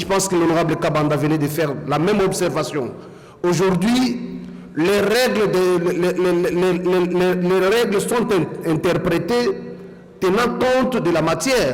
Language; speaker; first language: French; native; French